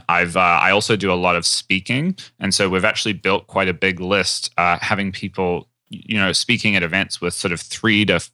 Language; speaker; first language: English; native; English